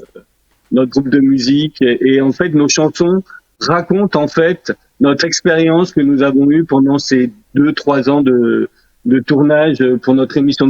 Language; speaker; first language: French; early bilingual, other home language; Korean